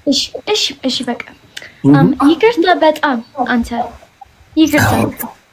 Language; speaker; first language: Amharic; early bilingual, heritage; Amharic